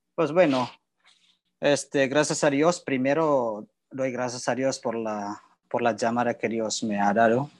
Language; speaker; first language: Spanish; non-native, learner; Indonesian